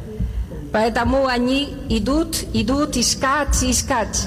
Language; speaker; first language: Russian; non-native, learner; Spanish